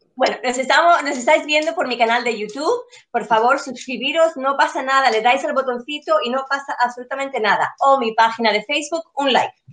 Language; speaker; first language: Spanish; native; Spanish